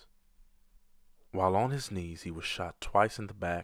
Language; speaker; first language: English; native; English